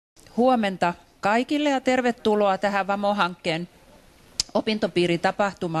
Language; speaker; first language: Finnish; native; Finnish